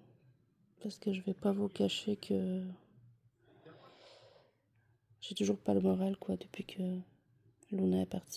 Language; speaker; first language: French; native; French